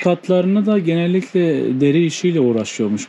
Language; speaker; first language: Turkish; native; Turkish